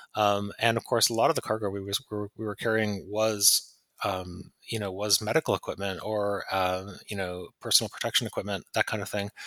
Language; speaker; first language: English; native; English